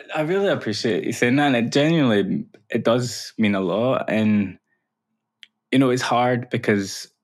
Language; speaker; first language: English; native; English